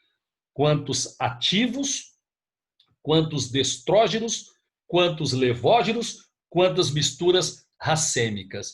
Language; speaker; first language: Portuguese; native; Portuguese